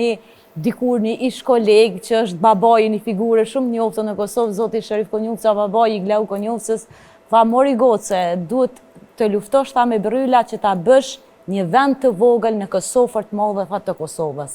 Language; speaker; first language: Albanian; native; Albanian